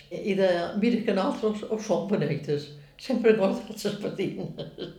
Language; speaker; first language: Catalan; native; Catalan